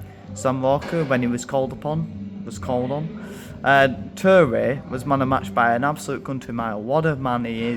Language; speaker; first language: English; native; English